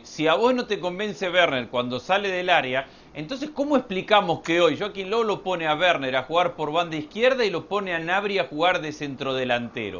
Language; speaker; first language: Spanish; native; Spanish